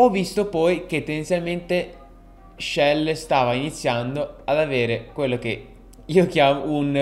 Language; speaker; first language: Italian; native; Italian